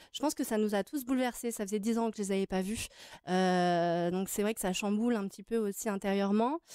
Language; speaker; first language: French; native; French